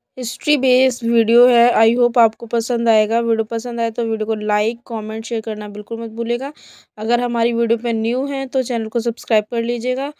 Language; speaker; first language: Hindi; native; Hindi